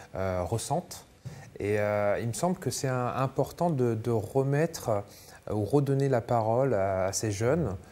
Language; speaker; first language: French; native; French